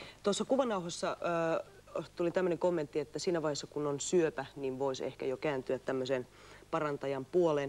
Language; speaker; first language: Finnish; native; Finnish